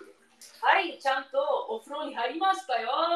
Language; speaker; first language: Japanese; non-native, learner; English